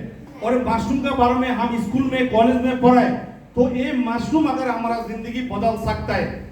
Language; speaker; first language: Hindi; non-native, local second language; Bangla